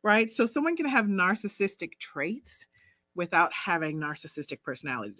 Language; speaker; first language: English; native; English